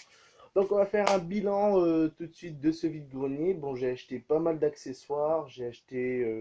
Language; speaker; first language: French; native; French